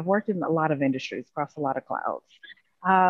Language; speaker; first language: English; native; English